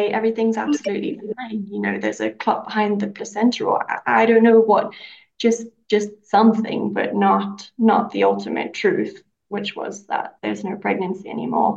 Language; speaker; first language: English; native; English